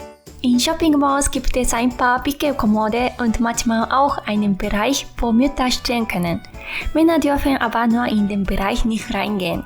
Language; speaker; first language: German; non-native, fluent; Japanese